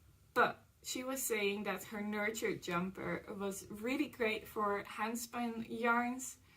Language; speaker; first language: English; non-native, fluent; Dutch